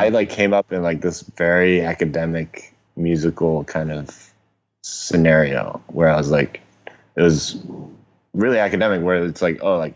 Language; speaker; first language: English; non-native, local second language; Cantonese